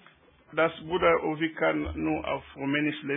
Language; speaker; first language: German; non-native, learner; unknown